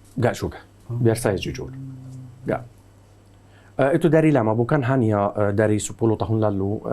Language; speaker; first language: Indonesian; non-native, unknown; Arabic